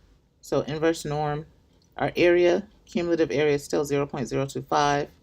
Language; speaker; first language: English; native; English